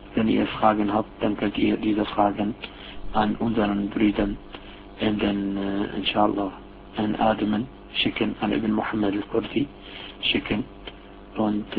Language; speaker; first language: German; non-native, fluent; Arabic